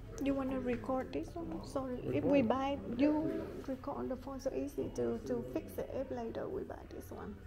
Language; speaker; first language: English; non-native, learner; Vietnamese